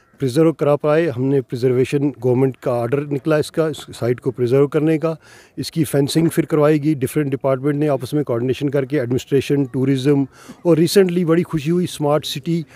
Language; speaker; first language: Urdu; non-native, local second language; Kashmiri